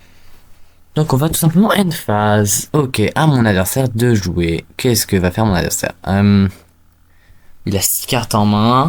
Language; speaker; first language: French; native; French